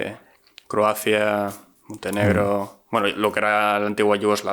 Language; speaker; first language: Spanish; native; Spanish